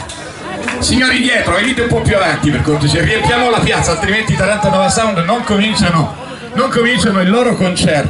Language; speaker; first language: Italian; native; Italian